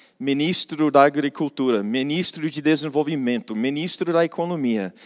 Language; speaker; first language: Portuguese; non-native, fluent; English